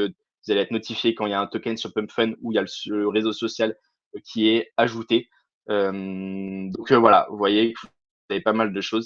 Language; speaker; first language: French; native; French